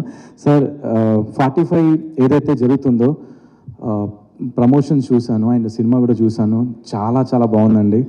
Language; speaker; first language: Telugu; native; Telugu